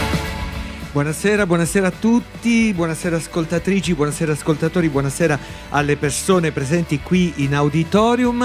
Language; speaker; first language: Italian; native; Italian